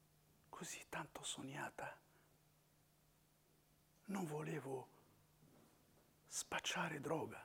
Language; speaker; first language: Italian; non-native, fluent; Arabic